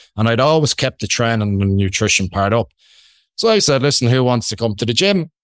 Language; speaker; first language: English; native; English